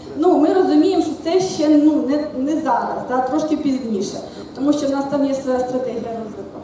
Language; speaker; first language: Ukrainian; non-native, local second language; Russian